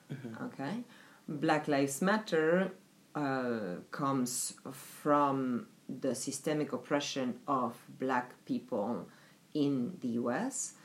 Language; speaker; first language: English; non-native, fluent; French